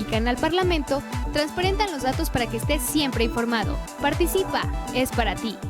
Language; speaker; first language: Spanish; native; Spanish